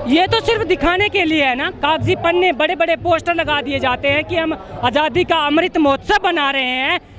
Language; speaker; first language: Hindi; native; Hindi